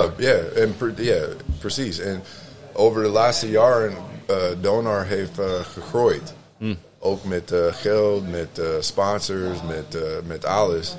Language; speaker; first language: Dutch; non-native, learner; English